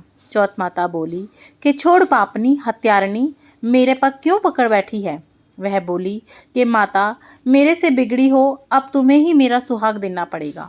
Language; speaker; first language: Hindi; native; Hindi